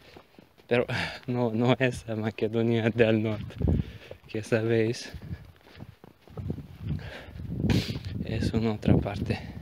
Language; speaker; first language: Spanish; non-native, learner; Bulgarian